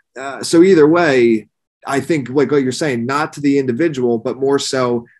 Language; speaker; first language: English; native; English